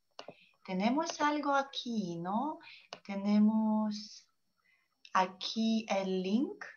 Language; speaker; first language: Spanish; non-native, learner; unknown